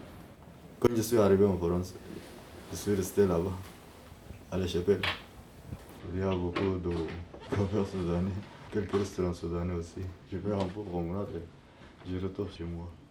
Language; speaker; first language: French; non-native, learner; Arabic